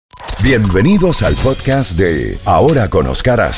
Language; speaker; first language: Spanish; native; Spanish